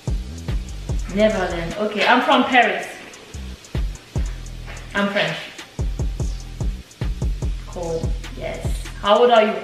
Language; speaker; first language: English; non-native, learner; French